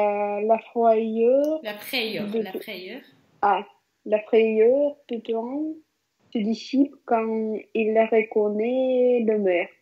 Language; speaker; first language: French; non-native, learner; Russian